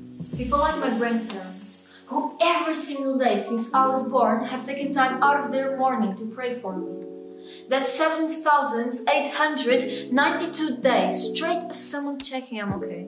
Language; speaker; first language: English; non-native, learner; Portuguese